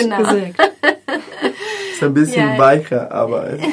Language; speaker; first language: German; non-native, learner; Spanish